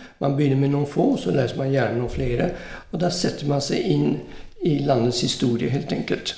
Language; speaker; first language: Norwegian; non-native, fluent; French